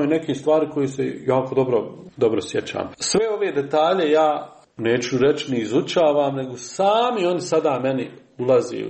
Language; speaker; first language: Serbian; native; Serbian